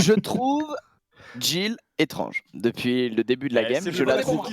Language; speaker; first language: French; native; French